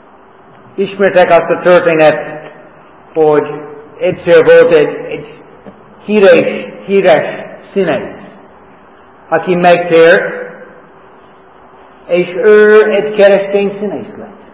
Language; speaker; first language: Hungarian; non-native, learner; English